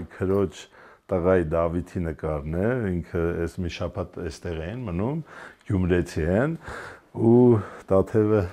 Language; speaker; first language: Armenian; native; Armenian